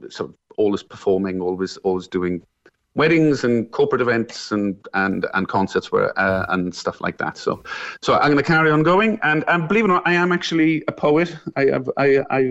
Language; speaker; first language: English; native; English